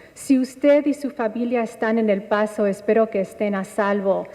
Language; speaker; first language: Spanish; early bilingual, heritage; Spanish